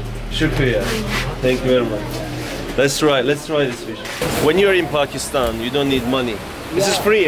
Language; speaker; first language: English; non-native, fluent; Turkish